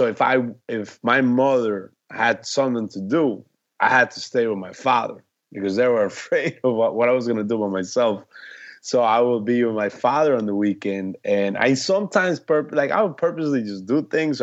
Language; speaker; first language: English; early bilingual, other home language; Spanish